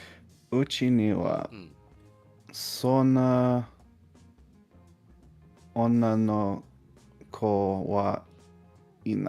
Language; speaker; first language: Japanese; non-native, learner; English